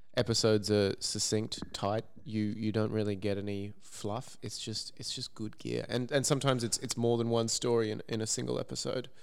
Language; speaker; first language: English; native; English